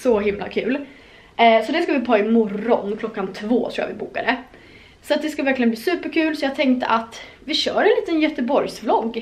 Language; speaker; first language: Swedish; native; Swedish